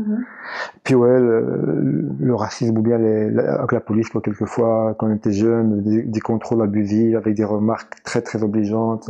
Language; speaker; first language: French; early bilingual, other home language; Arabic